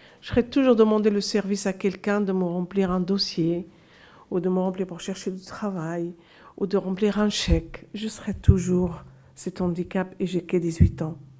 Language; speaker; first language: French; non-native, local second language; Arabic